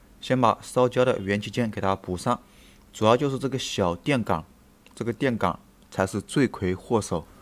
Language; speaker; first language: Chinese; native; Chinese